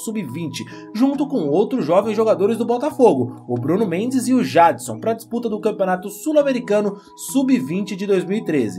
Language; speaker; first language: Portuguese; native; Portuguese